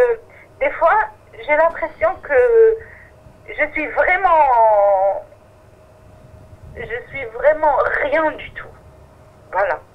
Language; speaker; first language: French; non-native, fluent; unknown